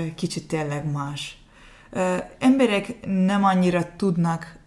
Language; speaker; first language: Hungarian; non-native, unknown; Azerbaijani